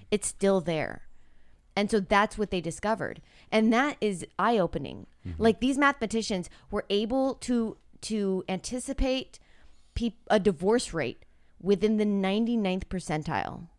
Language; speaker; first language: English; native; English